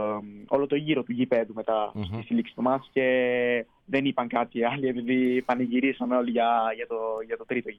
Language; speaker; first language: Greek; early bilingual, heritage; Greek